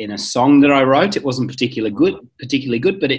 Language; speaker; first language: English; native; English